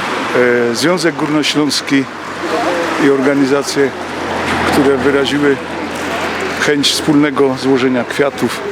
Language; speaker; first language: Polish; native; Polish